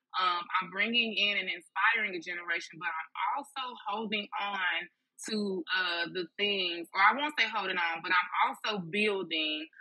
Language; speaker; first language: English; native; English